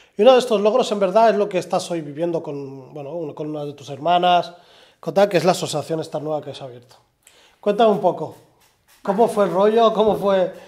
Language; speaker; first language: Spanish; early bilingual, other home language; Arabic